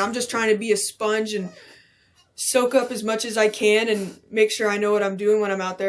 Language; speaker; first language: English; native; English